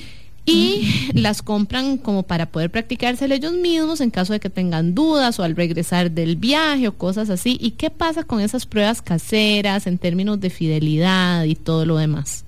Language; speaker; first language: Spanish; native; Spanish